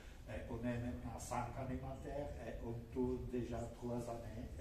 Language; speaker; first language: French; non-native, fluent; Czech